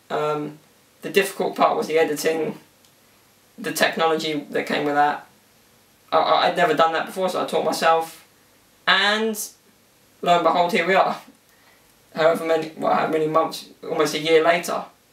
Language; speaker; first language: English; early bilingual, other home language; Italian